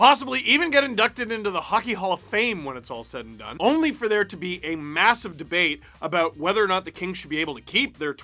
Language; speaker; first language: English; native; English